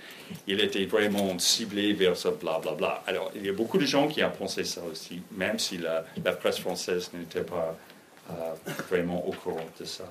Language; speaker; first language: French; non-native, fluent; English